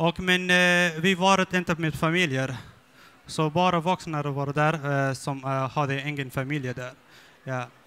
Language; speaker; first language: Swedish; non-native, learner; Persian